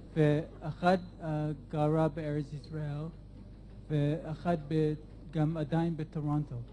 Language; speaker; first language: Hebrew; non-native, learner; English